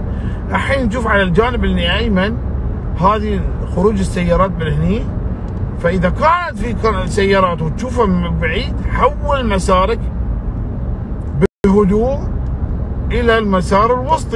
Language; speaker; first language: Arabic; native; Arabic